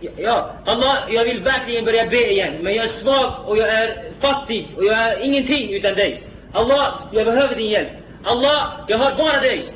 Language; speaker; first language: Swedish; non-native, fluent; Arabic